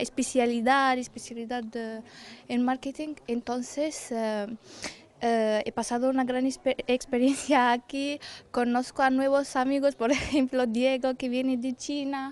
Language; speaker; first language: Spanish; non-native, fluent; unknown